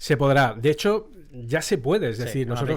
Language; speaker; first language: Spanish; native; Spanish